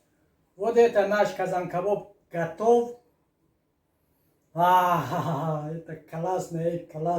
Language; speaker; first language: Russian; non-native, learner; Tajik